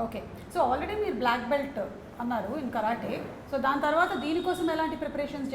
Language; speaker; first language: Telugu; native; Telugu